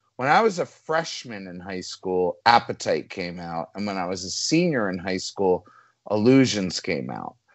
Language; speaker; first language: English; native; English